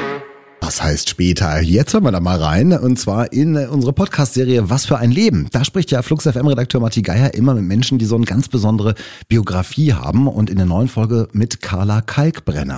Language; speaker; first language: German; native; German